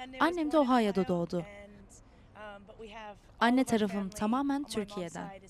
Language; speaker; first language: Turkish; non-native, learner; English